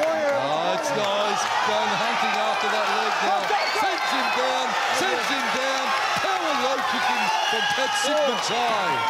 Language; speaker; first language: English; native; English